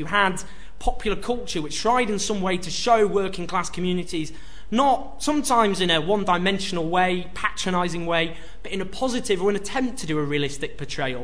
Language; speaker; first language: English; native; English